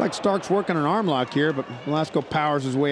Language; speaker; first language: English; native; English